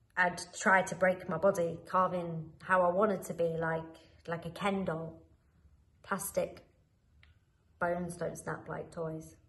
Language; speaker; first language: English; native; English